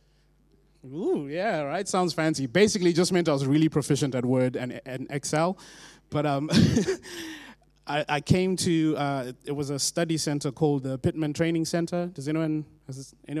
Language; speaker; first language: English; non-native, local second language; Shona